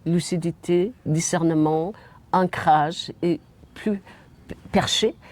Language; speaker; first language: French; non-native, fluent; Mongolian